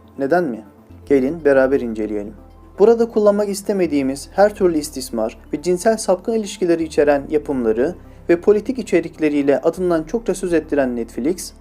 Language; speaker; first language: Turkish; native; Turkish